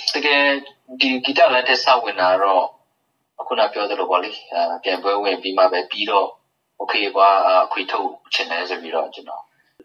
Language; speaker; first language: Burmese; non-native, local second language; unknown